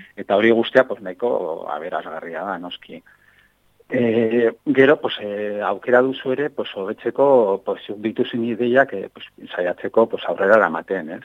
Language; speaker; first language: Basque; non-native, local second language; Spanish